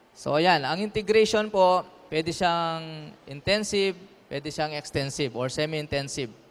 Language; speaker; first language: Filipino; native; Filipino